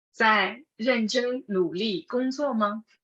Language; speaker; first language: Chinese; non-native, fluent; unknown